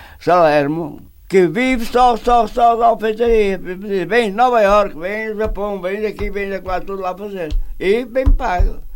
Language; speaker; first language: Portuguese; native; Portuguese